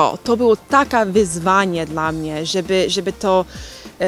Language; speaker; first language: Polish; non-native, learner; English